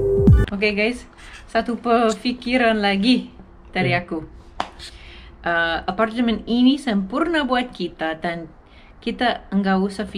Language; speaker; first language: Indonesian; non-native, learner; English